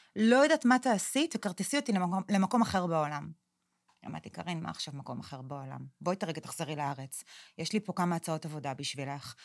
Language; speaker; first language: Hebrew; native; Hebrew